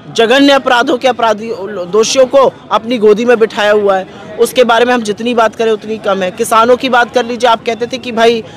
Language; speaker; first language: Hindi; native; Hindi